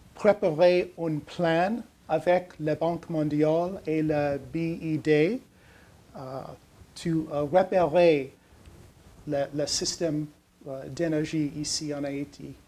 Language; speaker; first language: French; non-native, learner; English